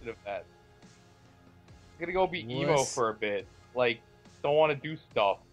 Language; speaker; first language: English; native; English